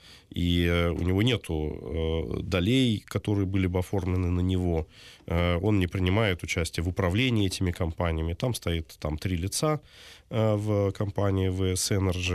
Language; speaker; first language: Russian; native; Russian